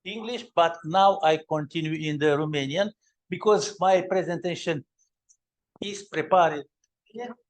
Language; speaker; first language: English; non-native, learner; Romanian